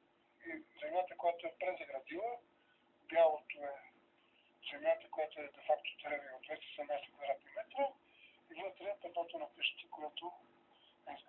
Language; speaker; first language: Bulgarian; native; Bulgarian